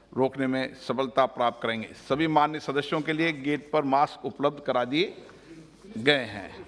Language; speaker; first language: Hindi; native; Hindi